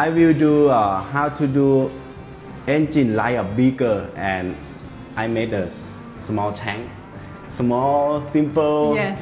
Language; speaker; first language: English; non-native, learner; Thai